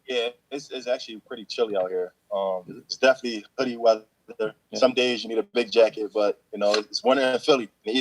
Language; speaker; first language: English; native; English